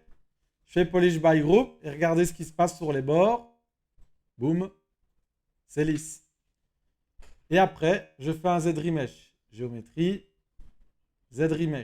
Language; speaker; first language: French; native; French